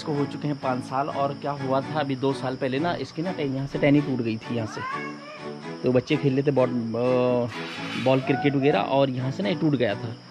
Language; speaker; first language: Hindi; non-native, local second language; Garhwali